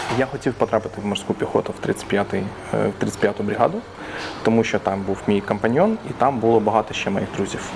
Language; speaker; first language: Ukrainian; non-native, local second language; Russian